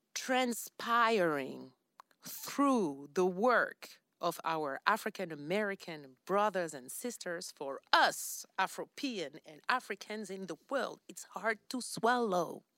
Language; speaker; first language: English; non-native, fluent; French